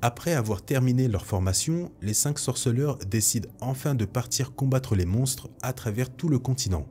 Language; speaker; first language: French; native; French